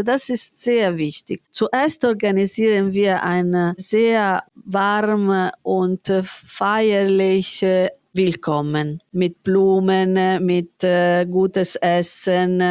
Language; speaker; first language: German; non-native, fluent; Italian